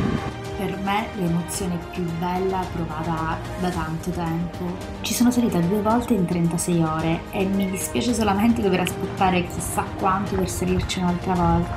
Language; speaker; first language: Italian; native; Italian